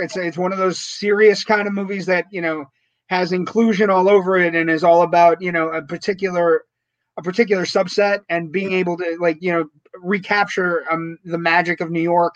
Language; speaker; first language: English; native; English